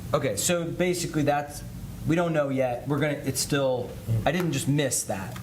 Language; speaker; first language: English; native; English